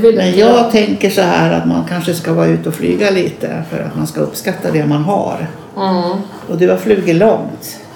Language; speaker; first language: Swedish; native; Swedish